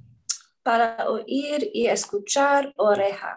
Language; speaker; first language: Spanish; non-native, learner; English